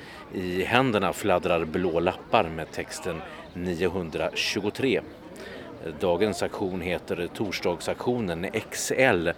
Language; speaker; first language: Swedish; native; Swedish